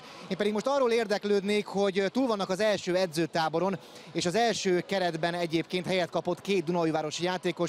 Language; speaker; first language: Hungarian; native; Hungarian